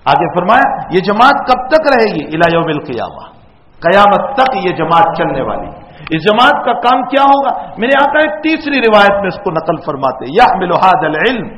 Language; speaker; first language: Urdu; non-native, local second language; Gujarati